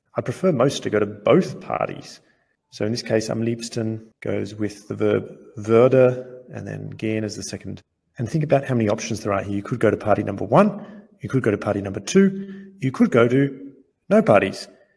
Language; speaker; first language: English; native; English